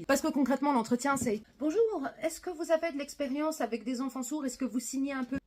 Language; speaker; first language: French; native; French